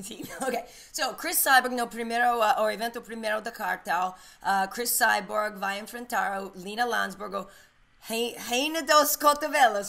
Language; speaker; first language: Portuguese; non-native, learner; English